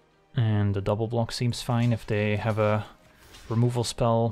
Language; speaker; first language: English; native; English